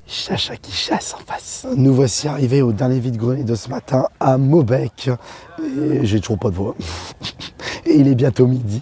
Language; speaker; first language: French; native; French